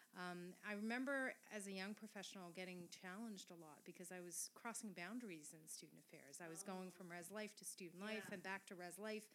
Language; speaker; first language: English; non-native, fluent; French